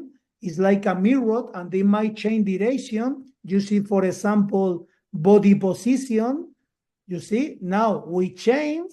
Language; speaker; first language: English; non-native, learner; Spanish